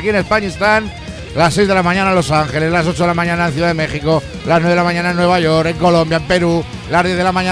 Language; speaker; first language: Spanish; native; Spanish